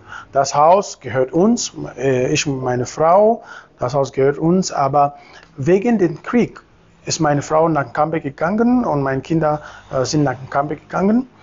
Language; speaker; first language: German; non-native, fluent; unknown